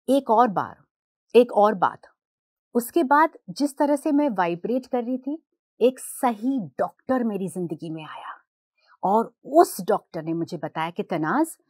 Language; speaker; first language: Hindi; non-native, local second language; Gujarati